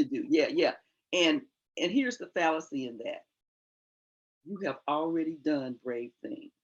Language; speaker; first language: English; native; English